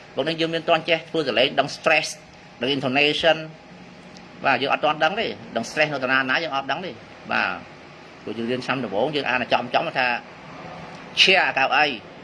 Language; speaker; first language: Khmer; native; Khmer